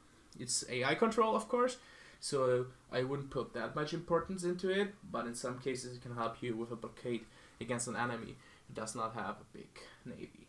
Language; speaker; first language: English; non-native, fluent; German